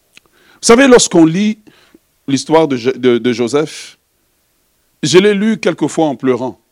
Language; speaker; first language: French; non-native, local second language; Lingala